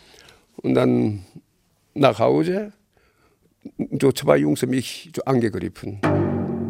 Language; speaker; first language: German; non-native, learner; Korean